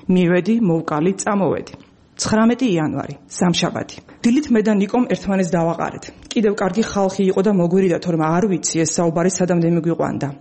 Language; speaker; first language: Georgian; native; Georgian